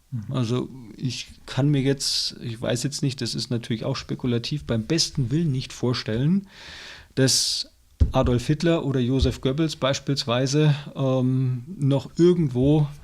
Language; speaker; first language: German; native; German